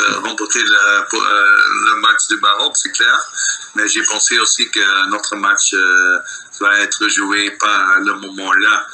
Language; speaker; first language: French; non-native, local second language; Dutch